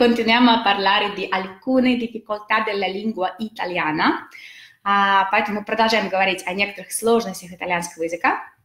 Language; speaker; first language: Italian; non-native, fluent; Russian